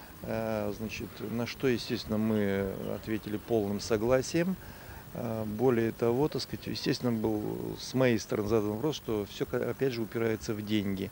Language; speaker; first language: Russian; native; Russian